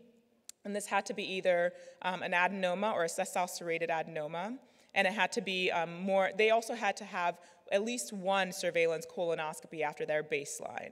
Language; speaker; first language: English; native; English